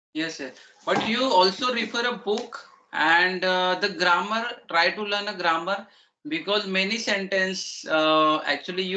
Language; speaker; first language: English; non-native, learner; Marathi